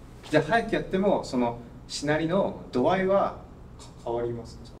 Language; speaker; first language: Japanese; native; Japanese